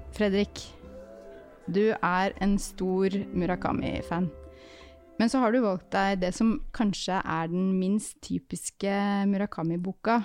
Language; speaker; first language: Norwegian; native; Norwegian